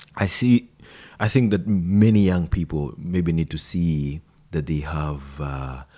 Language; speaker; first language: English; non-native, local second language; Swahili